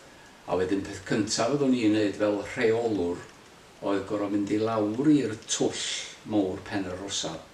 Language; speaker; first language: Welsh; native; Welsh